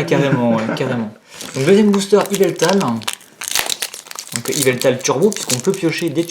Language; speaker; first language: French; native; French